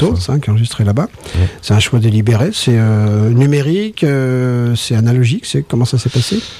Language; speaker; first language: French; native; French